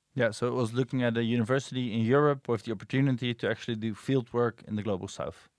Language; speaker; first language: English; non-native, fluent; Dutch